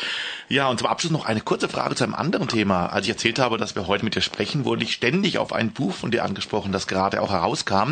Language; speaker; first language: German; native; German